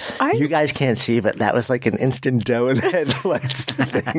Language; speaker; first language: English; native; English